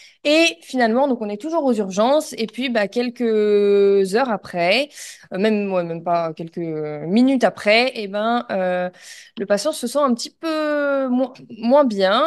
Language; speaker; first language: French; native; French